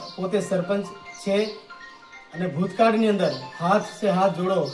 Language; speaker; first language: Gujarati; native; Gujarati